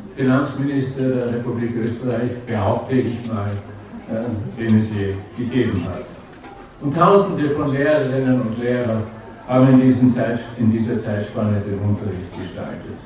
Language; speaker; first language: German; native; German